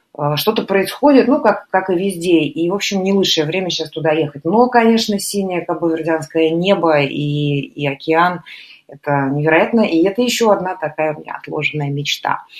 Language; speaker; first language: Russian; native; Russian